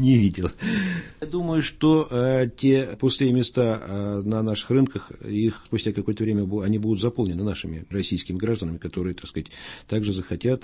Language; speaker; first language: Russian; native; Russian